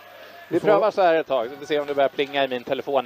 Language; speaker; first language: Swedish; native; Swedish